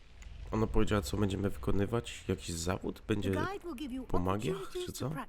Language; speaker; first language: Polish; native; Polish